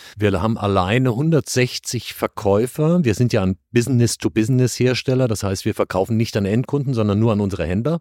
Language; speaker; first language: German; native; German